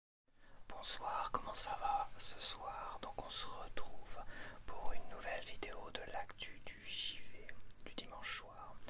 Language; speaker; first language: French; native; French